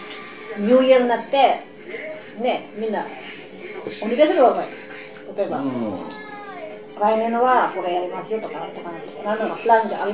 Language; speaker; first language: Japanese; non-native, learner; Filipino